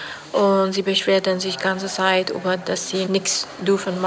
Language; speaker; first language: German; non-native, fluent; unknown